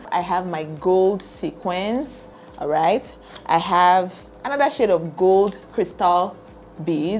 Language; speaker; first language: English; native; English